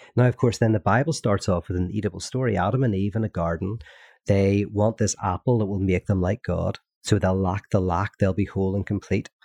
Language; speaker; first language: English; native; English